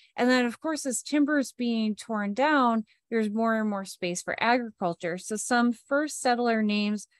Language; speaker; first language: English; native; English